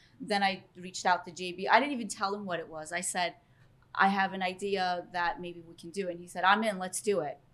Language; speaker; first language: English; early bilingual, other home language; Turkish